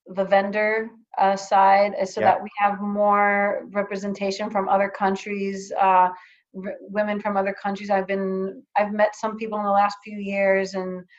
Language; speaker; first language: English; early bilingual, other home language; Greek